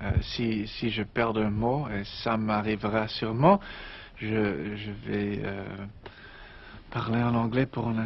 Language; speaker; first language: French; non-native, learner; English